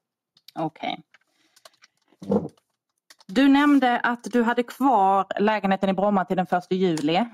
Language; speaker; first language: Swedish; native; Swedish